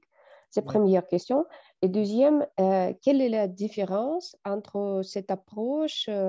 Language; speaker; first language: French; non-native, fluent; Russian